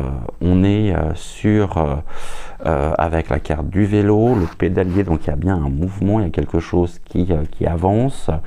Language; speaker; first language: French; native; French